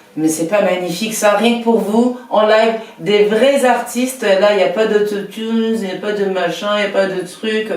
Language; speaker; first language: French; native; French